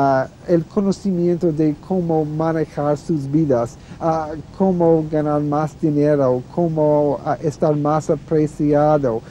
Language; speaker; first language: Spanish; non-native, fluent; English